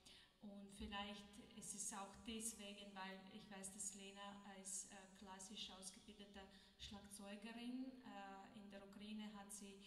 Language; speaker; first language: German; non-native, learner; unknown